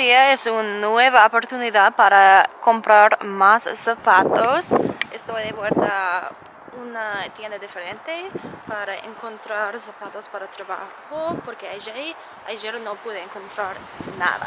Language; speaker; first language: Spanish; non-native, learner; English